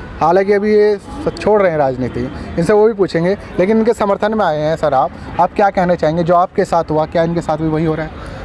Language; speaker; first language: Hindi; native; Hindi